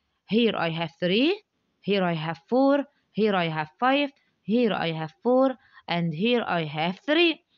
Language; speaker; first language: English; non-native, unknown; Arabic